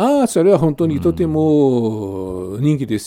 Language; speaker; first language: Japanese; non-native, fluent; Portuguese